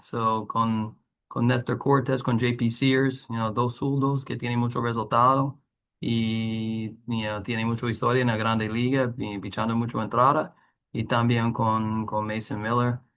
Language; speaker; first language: Spanish; non-native, learner; English